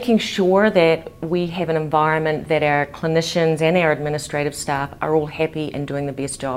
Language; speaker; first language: English; native; English